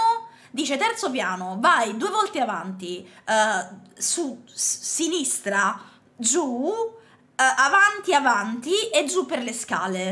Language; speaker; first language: Italian; native; Italian